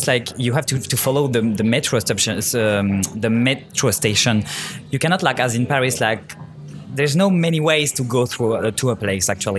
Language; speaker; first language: English; non-native, fluent; French